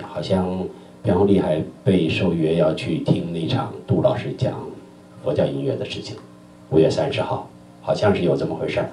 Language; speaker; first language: Chinese; native; Chinese